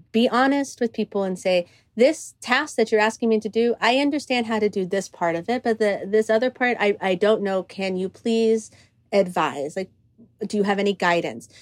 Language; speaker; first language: English; early bilingual, other home language; Greek